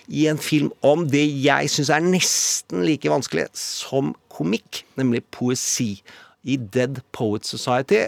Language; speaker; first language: Norwegian; native; Norwegian